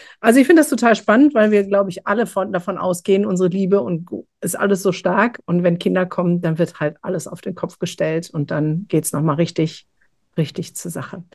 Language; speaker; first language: German; native; German